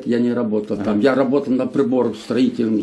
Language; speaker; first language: Russian; native; Russian